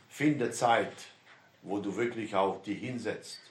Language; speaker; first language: German; non-native, fluent; Romanian